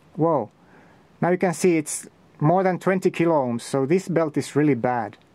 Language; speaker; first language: English; non-native, fluent; Finnish